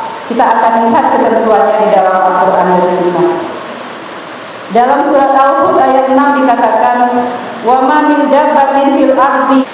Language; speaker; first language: Indonesian; native; Indonesian